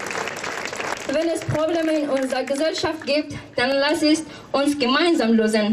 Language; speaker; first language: German; non-native, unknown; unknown